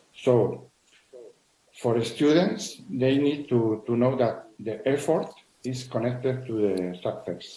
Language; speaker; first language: English; non-native, learner; Spanish